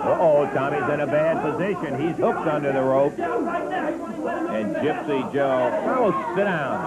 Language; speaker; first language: English; native; English